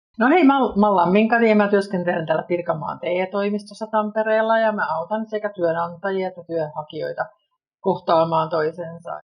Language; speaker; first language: Finnish; native; Finnish